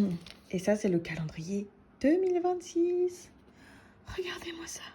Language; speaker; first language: French; native; French